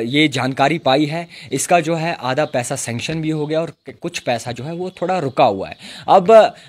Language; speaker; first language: Urdu; non-native, local second language; Kashmiri